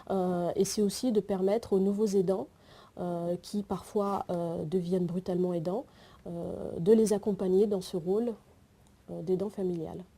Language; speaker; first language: French; native; French